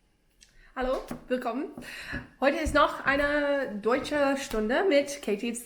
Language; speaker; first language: German; non-native, fluent; English